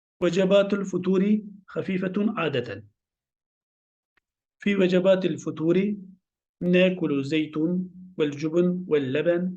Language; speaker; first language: Arabic; non-native, fluent; Turkish